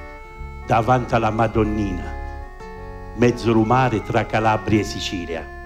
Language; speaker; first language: Italian; early bilingual, heritage; French